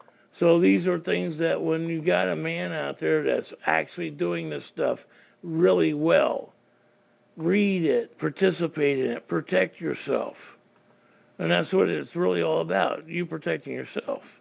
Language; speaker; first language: English; native; English